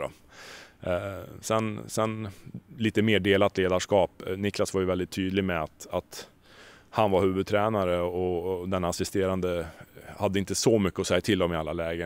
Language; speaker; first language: Swedish; native; Swedish